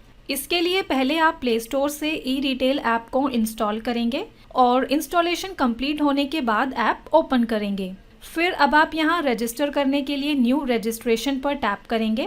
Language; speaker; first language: Hindi; native; Hindi